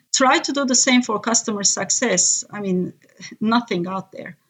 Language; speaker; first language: English; non-native, fluent; Turkish